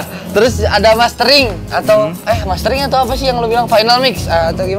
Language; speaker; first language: Indonesian; native; Indonesian